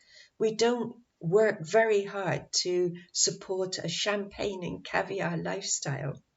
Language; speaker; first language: English; native; English